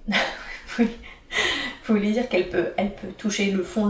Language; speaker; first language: French; native; French